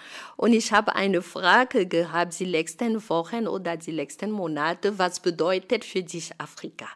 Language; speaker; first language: German; non-native, fluent; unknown